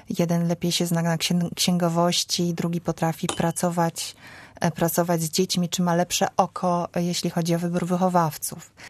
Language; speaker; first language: Polish; native; Polish